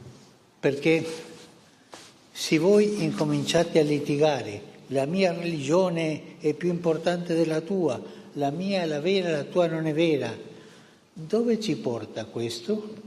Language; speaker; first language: Italian; non-native, fluent; Spanish